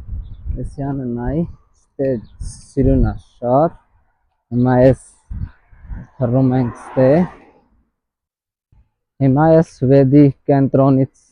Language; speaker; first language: Armenian; non-native, learner; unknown